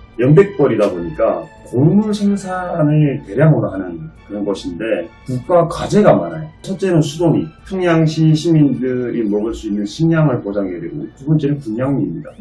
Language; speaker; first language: Korean; native; Korean